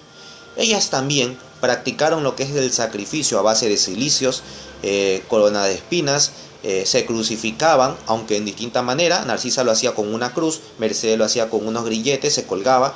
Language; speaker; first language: Spanish; native; Spanish